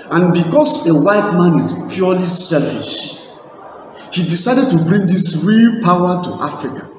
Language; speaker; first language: English; non-native, local second language; Igbo